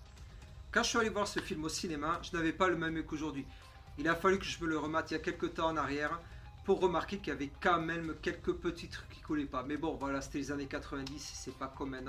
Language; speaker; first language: French; native; French